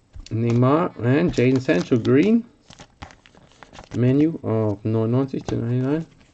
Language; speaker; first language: German; native; German